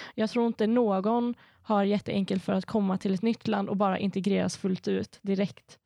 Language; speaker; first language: Swedish; native; Swedish